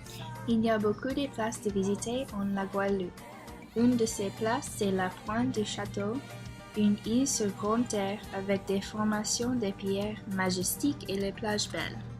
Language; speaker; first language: French; non-native, learner; English